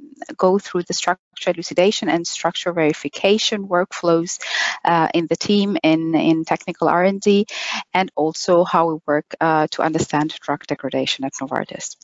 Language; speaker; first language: English; non-native, fluent; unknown